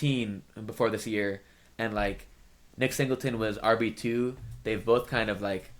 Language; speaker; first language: English; native; English